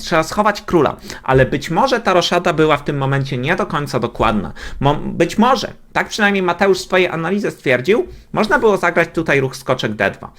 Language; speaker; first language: Polish; native; Polish